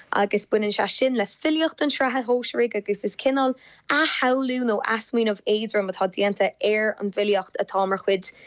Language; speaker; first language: Irish; non-native, local second language; English